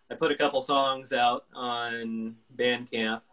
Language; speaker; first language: English; native; English